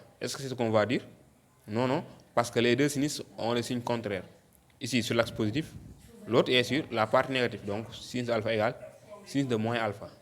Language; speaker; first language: French; non-native, local second language; Wolof